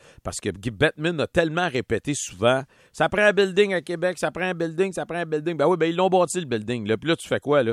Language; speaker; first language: French; native; French